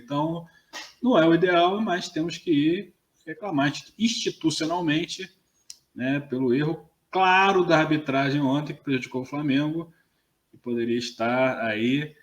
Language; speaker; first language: Portuguese; native; Portuguese